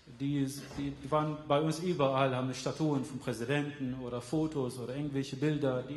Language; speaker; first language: German; non-native, fluent; Arabic